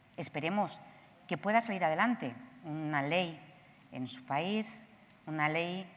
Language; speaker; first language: Spanish; native; Spanish